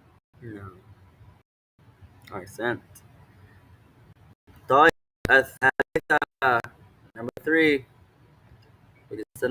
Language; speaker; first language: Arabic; non-native, fluent; English